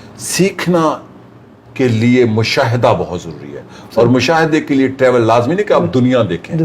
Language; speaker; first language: Urdu; non-native, local second language; Punjabi